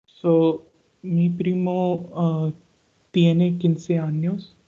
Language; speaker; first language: Spanish; non-native, learner; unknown